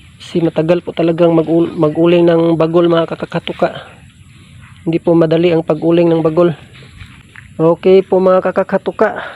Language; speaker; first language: Filipino; non-native, local second language; Cebuano